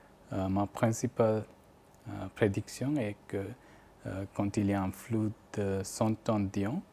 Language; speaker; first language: French; non-native, fluent; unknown